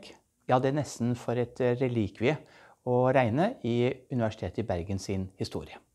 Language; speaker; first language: Norwegian; native; Norwegian